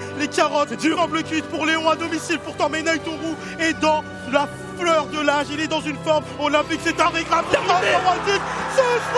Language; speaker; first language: French; native; French